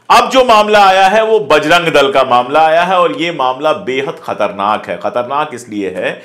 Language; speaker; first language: Hindi; native; Hindi